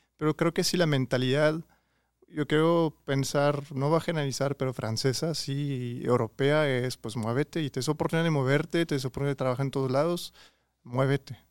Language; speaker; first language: Spanish; non-native, fluent; French